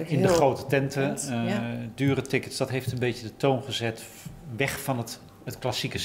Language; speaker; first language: Dutch; native; Dutch